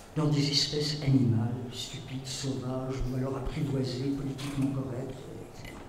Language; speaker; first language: French; native; French